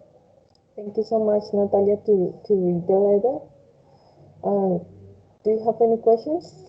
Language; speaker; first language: English; non-native, fluent; Spanish